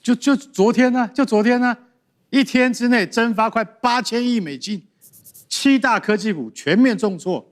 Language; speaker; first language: Chinese; native; Chinese